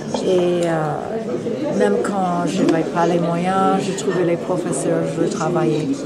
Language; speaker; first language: French; non-native, fluent; English